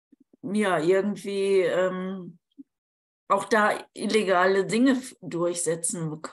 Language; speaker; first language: German; native; German